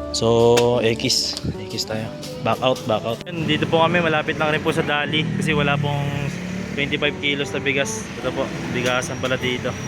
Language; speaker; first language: Filipino; non-native, local second language; Hiligaynon